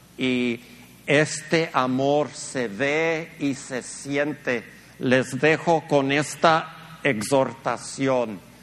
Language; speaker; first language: Spanish; early bilingual, heritage; Spanish